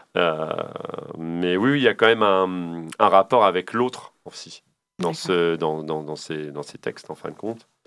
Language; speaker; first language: French; native; French